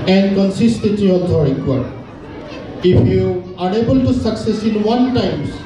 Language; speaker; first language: English; non-native, local second language; Assamese